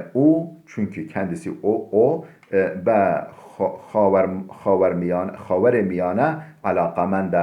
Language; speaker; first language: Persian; non-native, fluent; Turkish